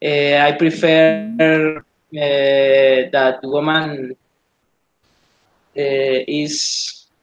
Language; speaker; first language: English; non-native, learner; Spanish